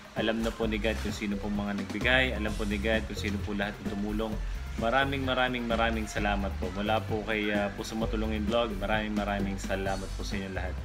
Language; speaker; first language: Filipino; native; Filipino